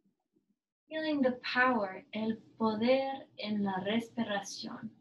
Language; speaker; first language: Spanish; non-native, learner; English